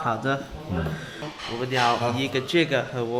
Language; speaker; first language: Chinese; non-native, learner; English